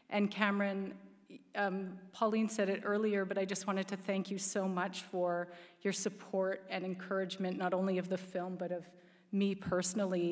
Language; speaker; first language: English; native; English